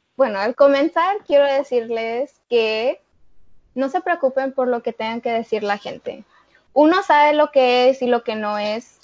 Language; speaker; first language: Spanish; early bilingual, heritage; Spanish